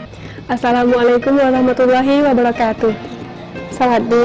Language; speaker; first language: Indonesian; non-native, learner; Thai